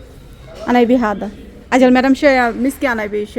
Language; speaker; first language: Arabic; non-native, learner; Bangla